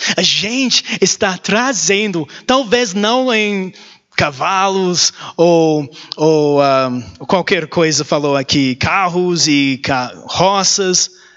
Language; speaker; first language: Portuguese; non-native, learner; English